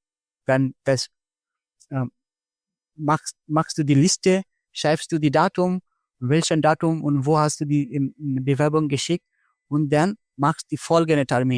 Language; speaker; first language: German; non-native, fluent; Bangla